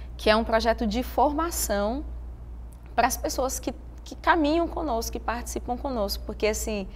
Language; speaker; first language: Portuguese; native; Portuguese